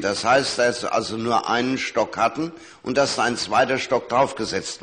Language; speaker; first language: German; native; German